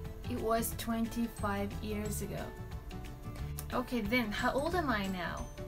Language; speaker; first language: English; non-native, fluent; Japanese